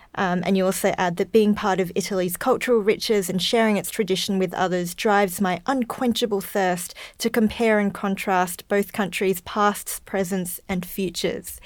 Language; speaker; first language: English; native; English